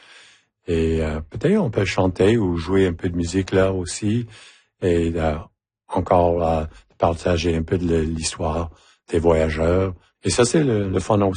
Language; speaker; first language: French; non-native, local second language; English